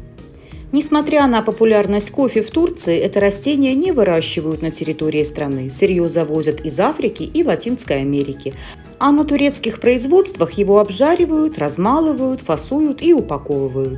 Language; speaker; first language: Russian; native; Russian